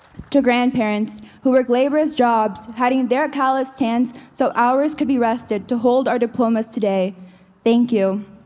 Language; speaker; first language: English; early bilingual, other home language; Spanish